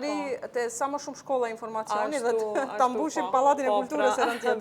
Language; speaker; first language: Albanian; native; Albanian